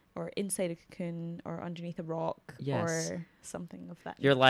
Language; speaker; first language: English; native; English